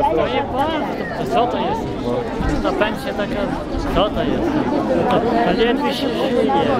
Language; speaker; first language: Polish; early bilingual, heritage; Polish